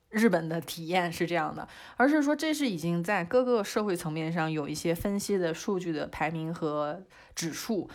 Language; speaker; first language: Chinese; native; Chinese